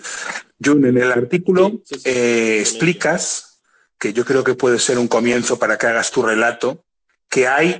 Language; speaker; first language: Spanish; native; Spanish